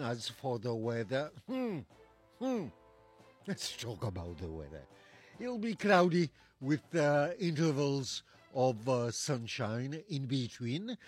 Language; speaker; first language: English; non-native, local second language; Seselwa Creole French